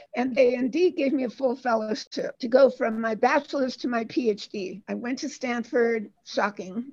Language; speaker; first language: English; native; English